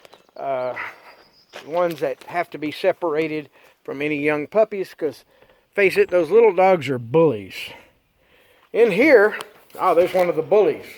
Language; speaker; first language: English; native; English